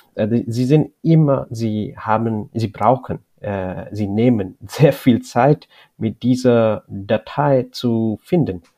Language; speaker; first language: German; non-native, learner; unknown